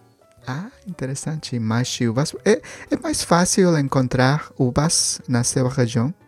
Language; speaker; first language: Portuguese; non-native, learner; Spanish